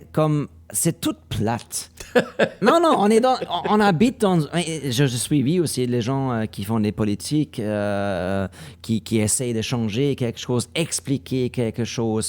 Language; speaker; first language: French; non-native, learner; German